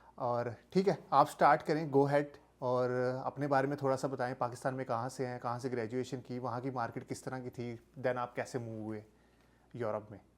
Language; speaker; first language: Urdu; non-native, local second language; Punjabi